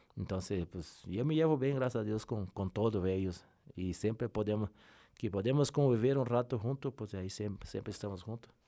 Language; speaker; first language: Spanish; non-native, fluent; Portuguese